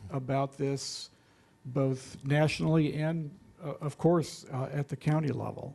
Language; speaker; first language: English; native; English